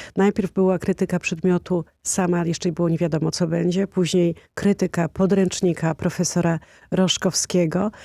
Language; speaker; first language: Polish; native; Polish